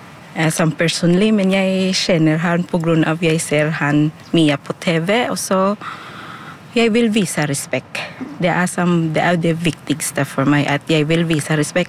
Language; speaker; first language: Norwegian; non-native, fluent; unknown